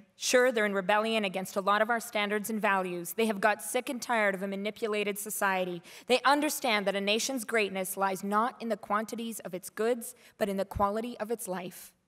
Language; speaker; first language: English; native; English